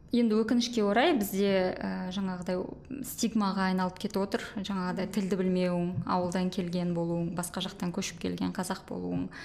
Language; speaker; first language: Kazakh; native; Kazakh